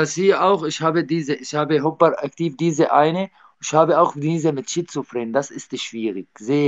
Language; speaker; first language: German; non-native, learner; Arabic